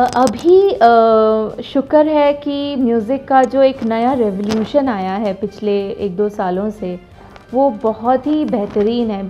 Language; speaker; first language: Hindi; non-native, local second language; Bangla